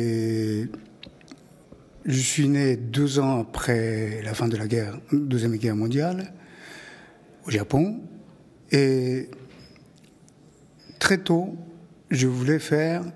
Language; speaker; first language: French; non-native, fluent; Japanese